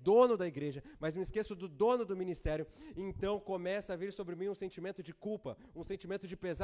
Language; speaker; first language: Portuguese; native; Portuguese